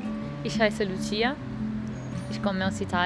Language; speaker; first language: German; non-native, fluent; Italian